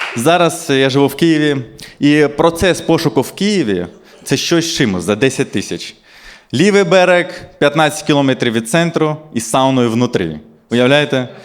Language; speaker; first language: Ukrainian; non-native, local second language; Russian